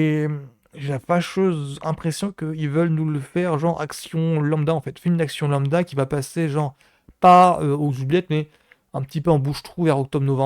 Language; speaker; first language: French; native; French